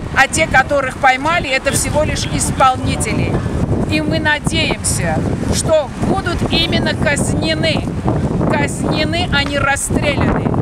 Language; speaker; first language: Russian; non-native, local second language; Armenian